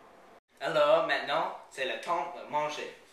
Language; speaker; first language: French; non-native, learner; English